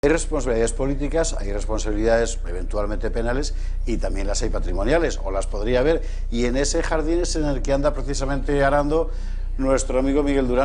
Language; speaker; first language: Spanish; native; Spanish